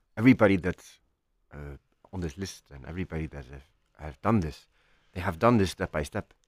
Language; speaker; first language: English; non-native, fluent; Icelandic